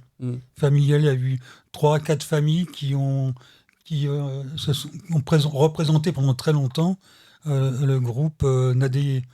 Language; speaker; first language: French; native; French